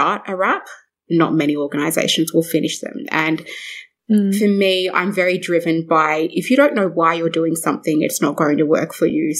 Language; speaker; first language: English; native; English